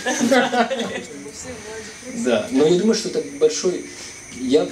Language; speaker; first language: Russian; non-native, fluent; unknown